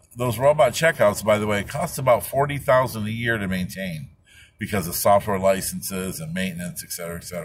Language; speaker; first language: English; native; English